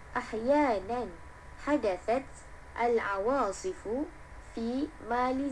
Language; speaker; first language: Arabic; non-native, learner; Malay